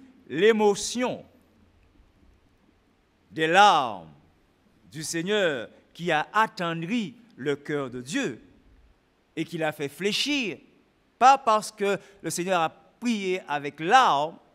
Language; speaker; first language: French; native; French